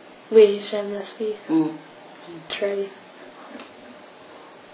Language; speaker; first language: French; non-native, learner; English